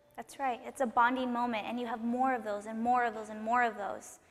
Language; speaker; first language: English; early bilingual, other home language; Spanish